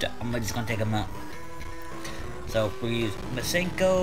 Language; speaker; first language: English; native; English